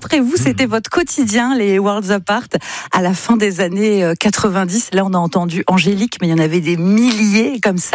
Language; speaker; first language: French; native; French